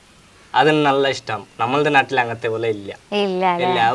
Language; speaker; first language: Malayalam; non-native, local second language; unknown